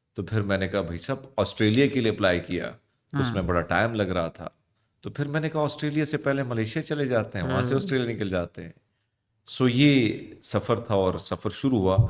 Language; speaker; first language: Urdu; non-native, local second language; Punjabi